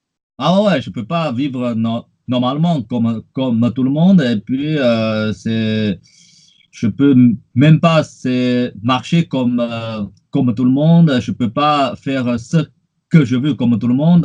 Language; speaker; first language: French; non-native, fluent; Chinese